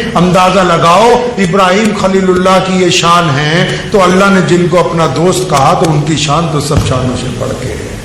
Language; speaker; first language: Urdu; non-native, local second language; Punjabi